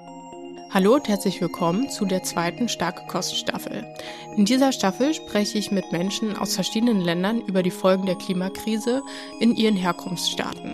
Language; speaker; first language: German; native; German